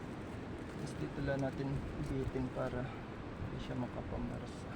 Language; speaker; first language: Filipino; native; Filipino